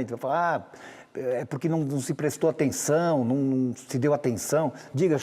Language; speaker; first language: Portuguese; native; Portuguese